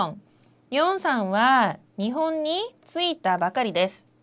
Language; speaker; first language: Japanese; non-native, fluent; Korean